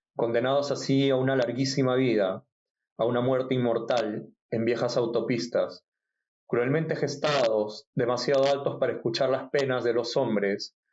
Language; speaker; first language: Spanish; native; Spanish